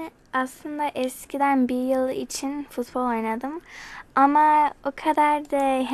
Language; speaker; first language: Turkish; early bilingual, other home language; English